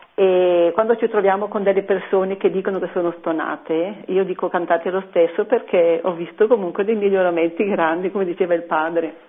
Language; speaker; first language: Italian; native; Italian